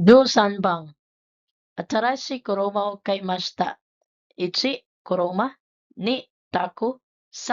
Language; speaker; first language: Japanese; non-native, fluent; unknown